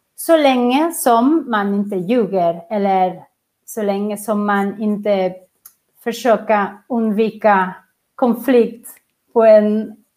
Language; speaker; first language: Swedish; non-native, fluent; Catalan